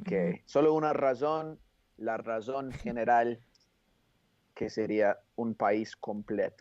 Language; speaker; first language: Spanish; non-native, fluent; English